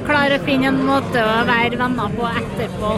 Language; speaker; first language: Norwegian; native; Norwegian